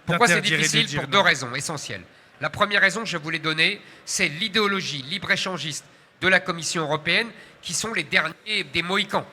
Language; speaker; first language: French; native; French